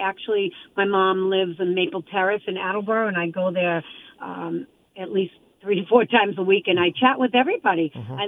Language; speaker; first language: English; native; English